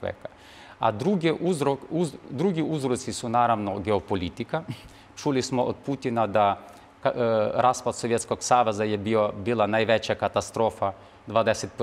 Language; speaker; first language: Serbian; non-native, fluent; Ukrainian